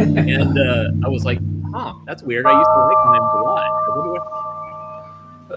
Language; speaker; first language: English; native; English